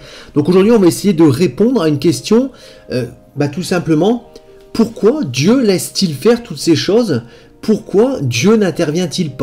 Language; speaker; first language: French; native; French